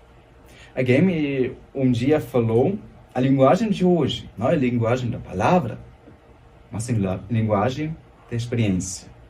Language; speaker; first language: Portuguese; non-native, fluent; German